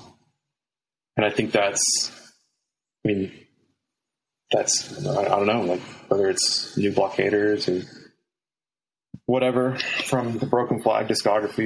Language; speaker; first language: English; native; English